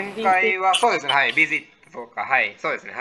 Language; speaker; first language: Japanese; native; Japanese